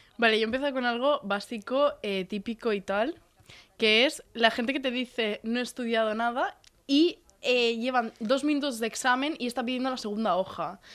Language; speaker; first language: Spanish; native; Spanish